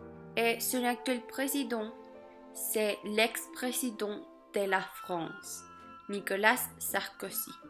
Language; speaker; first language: French; non-native, learner; Spanish